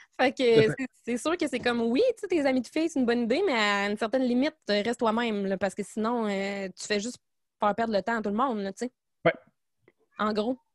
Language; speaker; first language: French; native; French